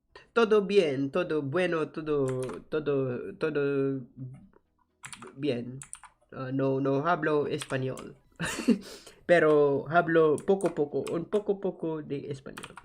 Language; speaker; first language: Spanish; non-native, learner; English